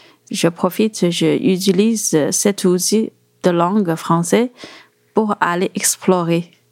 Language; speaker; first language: French; non-native, fluent; Chinese